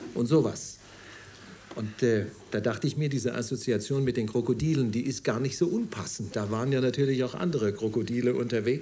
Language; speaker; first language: German; native; German